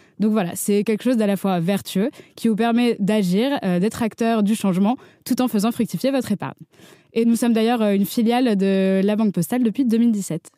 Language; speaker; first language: French; native; French